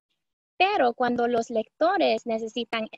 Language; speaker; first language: Spanish; early bilingual, heritage; Spanish